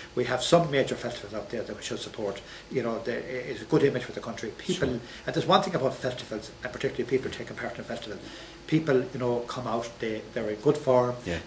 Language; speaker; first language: English; native; English